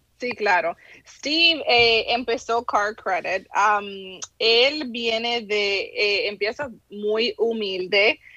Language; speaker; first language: Spanish; early bilingual, heritage; Spanish